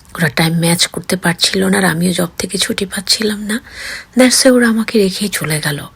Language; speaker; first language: Bangla; early bilingual, heritage; Bangla